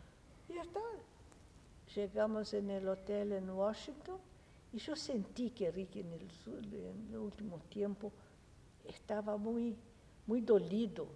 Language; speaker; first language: Spanish; non-native, fluent; Portuguese